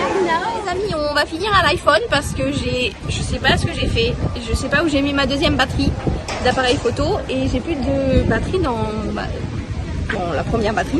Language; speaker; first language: French; native; French